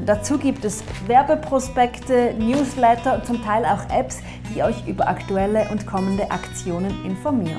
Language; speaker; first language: German; native; German